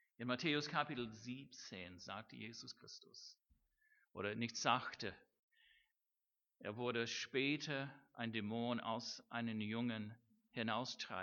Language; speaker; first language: German; non-native, fluent; English